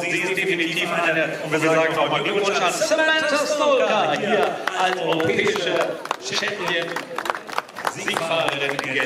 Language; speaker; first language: German; native; German